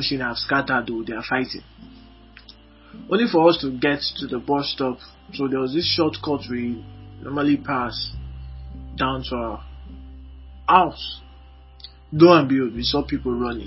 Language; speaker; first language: English; non-native, local second language; Yoruba